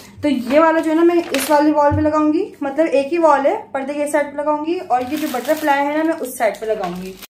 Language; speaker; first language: Urdu; native; Urdu